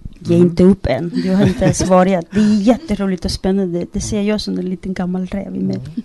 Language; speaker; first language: Swedish; native; Swedish